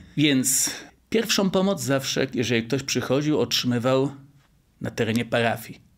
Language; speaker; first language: Polish; native; Polish